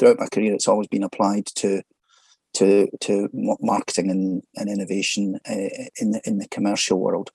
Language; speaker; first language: English; native; English